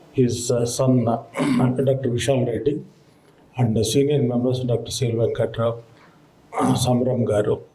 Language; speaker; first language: English; non-native, local second language; Telugu